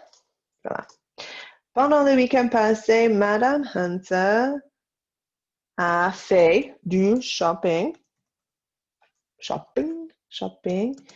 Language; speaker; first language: French; non-native, fluent; English